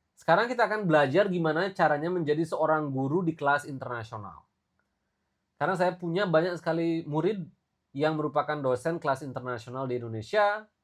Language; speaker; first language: Indonesian; native; Indonesian